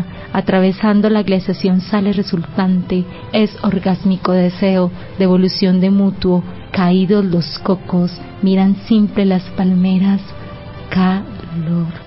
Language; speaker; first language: Spanish; native; Spanish